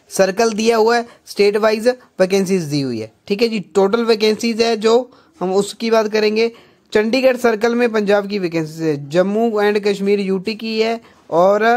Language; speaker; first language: Hindi; non-native, local second language; Punjabi